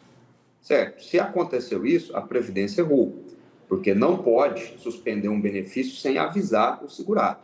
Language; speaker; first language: Portuguese; native; Portuguese